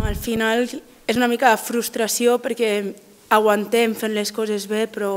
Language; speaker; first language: Catalan; native; Catalan